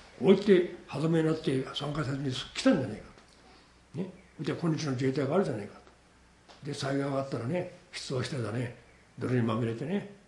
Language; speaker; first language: Japanese; native; Japanese